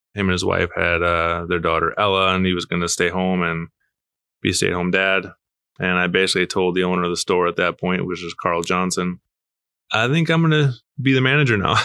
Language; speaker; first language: English; native; English